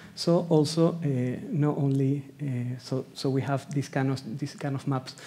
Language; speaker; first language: English; non-native, fluent; Spanish